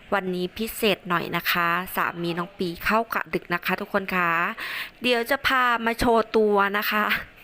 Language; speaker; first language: Thai; non-native, local second language; Northern Khmer